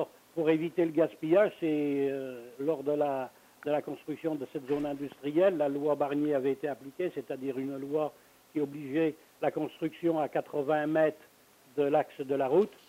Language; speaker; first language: French; native; French